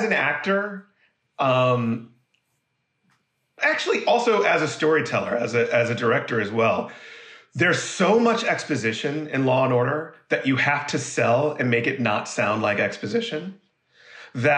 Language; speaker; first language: English; native; English